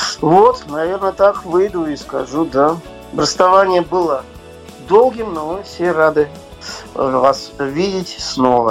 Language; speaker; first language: Russian; native; Russian